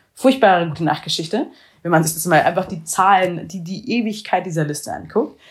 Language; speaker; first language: German; native; German